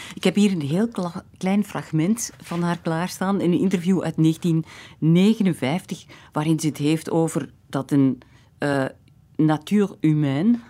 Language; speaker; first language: Dutch; native; Dutch